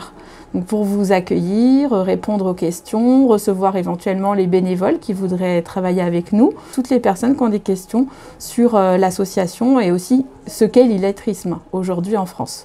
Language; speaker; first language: French; native; French